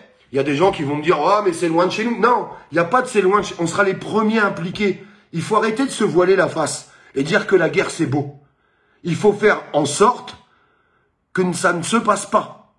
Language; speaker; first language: French; native; French